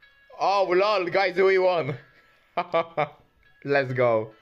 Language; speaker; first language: English; non-native, fluent; Polish